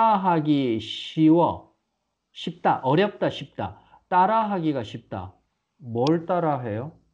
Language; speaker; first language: Korean; native; Korean